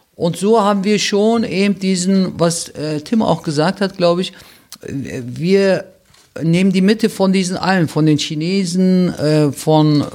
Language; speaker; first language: German; early bilingual, other home language; Turkish